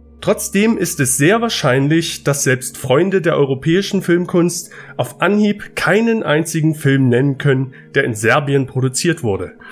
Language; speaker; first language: German; native; German